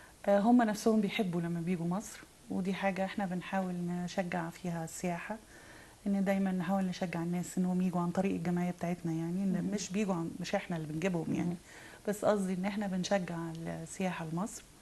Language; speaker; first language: Arabic; native; Arabic